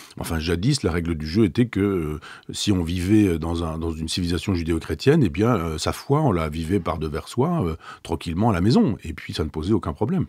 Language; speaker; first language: French; native; French